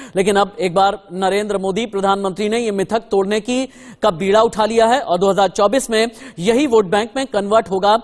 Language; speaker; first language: Hindi; native; Hindi